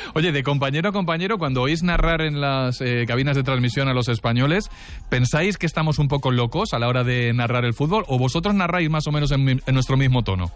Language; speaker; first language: Spanish; native; Spanish